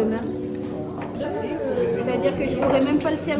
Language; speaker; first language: French; native; French